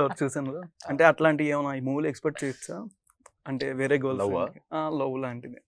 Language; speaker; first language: Telugu; native; Telugu